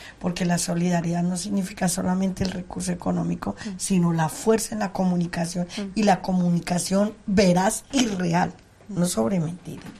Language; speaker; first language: Spanish; native; Spanish